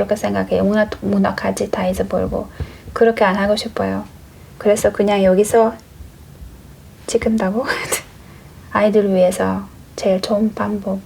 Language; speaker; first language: Korean; non-native, learner; Hungarian